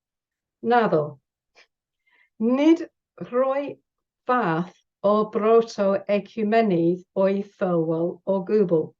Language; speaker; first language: Welsh; non-native, learner; English